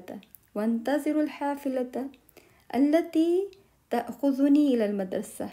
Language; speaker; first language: Arabic; non-native, fluent; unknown